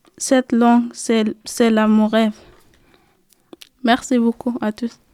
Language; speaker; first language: French; non-native, learner; Arabic